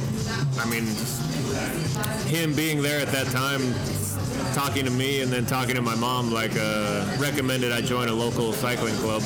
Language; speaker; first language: English; native; English